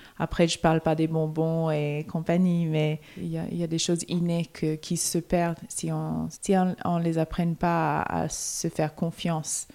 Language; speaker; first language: French; non-native, fluent; English